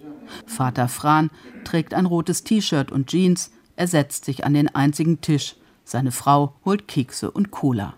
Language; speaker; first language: German; native; German